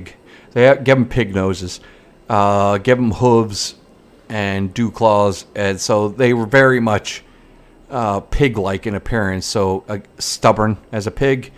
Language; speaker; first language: English; native; English